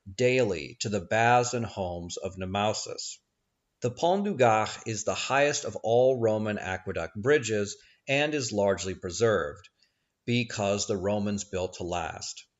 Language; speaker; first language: English; native; English